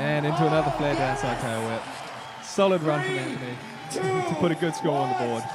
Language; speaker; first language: English; native; English